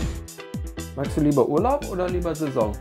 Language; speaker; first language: German; native; German